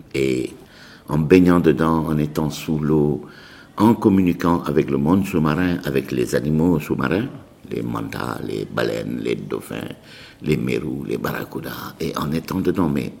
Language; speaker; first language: French; non-native, local second language; Arabic